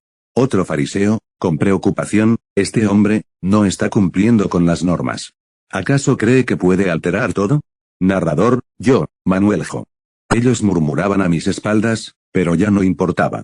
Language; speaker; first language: Spanish; native; Spanish